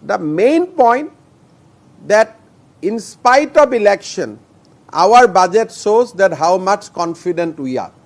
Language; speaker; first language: English; non-native, local second language; Assamese